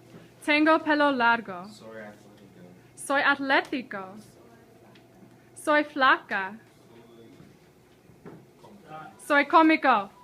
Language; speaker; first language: Spanish; non-native, fluent; English